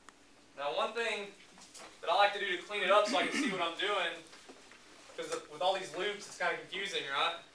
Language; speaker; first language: English; native; English